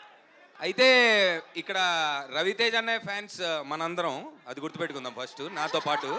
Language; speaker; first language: Telugu; native; Telugu